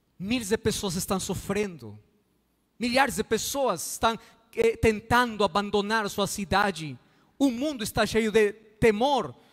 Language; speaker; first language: Portuguese; non-native, fluent; Spanish